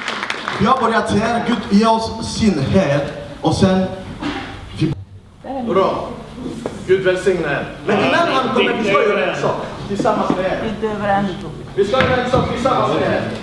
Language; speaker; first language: Swedish; non-native, learner; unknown